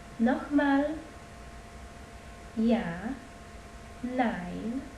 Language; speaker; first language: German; non-native, learner; Polish